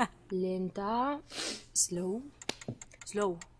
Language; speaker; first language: English; non-native, fluent; Catalan